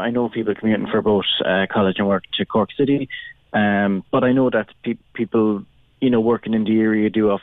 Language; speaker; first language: English; native; English